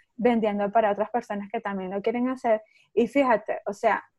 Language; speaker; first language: Spanish; native; Spanish